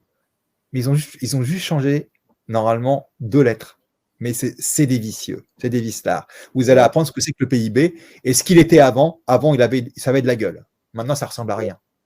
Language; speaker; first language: French; native; French